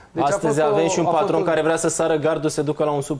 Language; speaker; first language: Romanian; native; Romanian